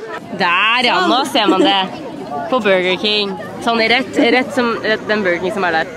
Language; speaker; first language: Norwegian; native; Norwegian